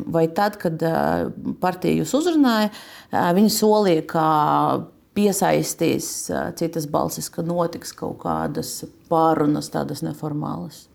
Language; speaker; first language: Latvian; non-native, local second language; Russian